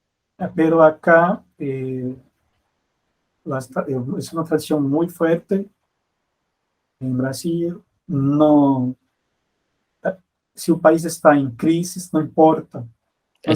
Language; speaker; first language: Spanish; non-native, fluent; Portuguese